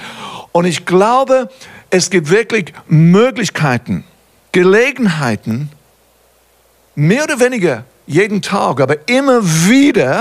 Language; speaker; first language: German; non-native, fluent; English